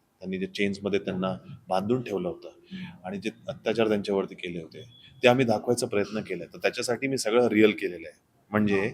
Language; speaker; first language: Marathi; non-native, local second language; Hindi